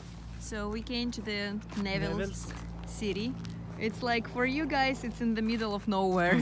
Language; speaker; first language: English; non-native, learner; Russian